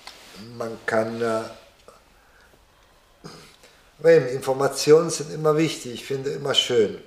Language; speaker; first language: German; non-native, fluent; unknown